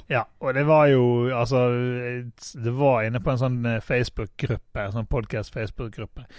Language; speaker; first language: Norwegian; native; Norwegian